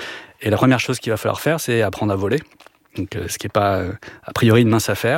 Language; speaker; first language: French; native; French